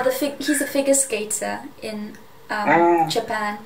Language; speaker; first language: English; non-native, fluent; German